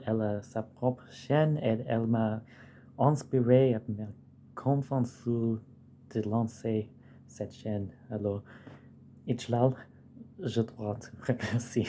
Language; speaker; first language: French; non-native, learner; English